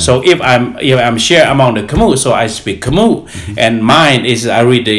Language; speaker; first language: English; non-native, fluent; Lao